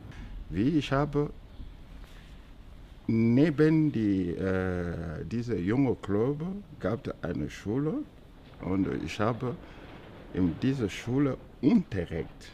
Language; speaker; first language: German; non-native, learner; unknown